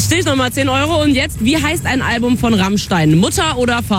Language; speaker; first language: German; native; German